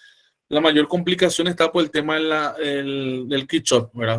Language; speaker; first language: Spanish; native; Spanish